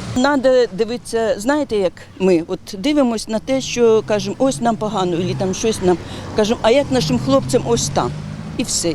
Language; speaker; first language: Ukrainian; native; Ukrainian